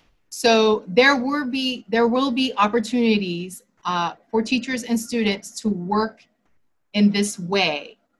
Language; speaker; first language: English; native; English